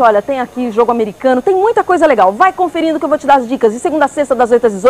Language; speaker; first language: Portuguese; native; Portuguese